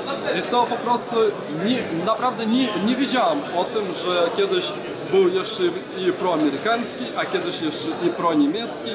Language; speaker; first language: Polish; non-native, fluent; Belarusian